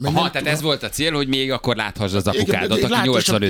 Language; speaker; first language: Hungarian; native; Hungarian